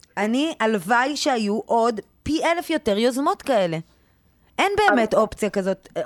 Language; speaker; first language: Hebrew; native; Hebrew